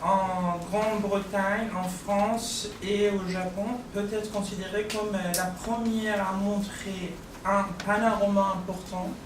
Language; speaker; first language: French; non-native, fluent; Persian